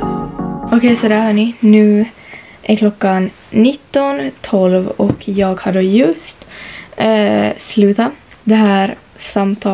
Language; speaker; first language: Swedish; native; Swedish